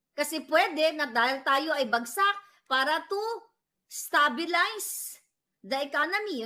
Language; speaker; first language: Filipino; non-native, local second language; Cebuano